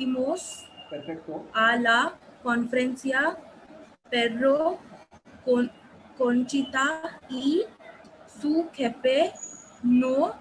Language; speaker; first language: Spanish; non-native, learner; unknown